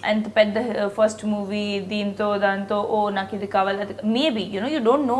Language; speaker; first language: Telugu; non-native, fluent; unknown